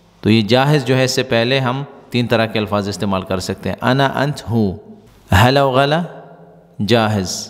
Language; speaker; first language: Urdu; non-native, local second language; Pashto